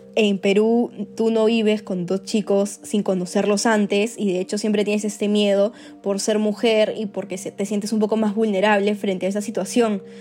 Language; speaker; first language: Spanish; native; Spanish